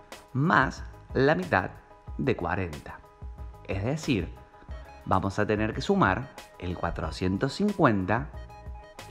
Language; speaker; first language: Spanish; native; Spanish